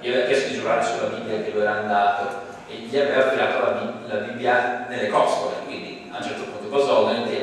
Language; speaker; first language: Italian; native; Italian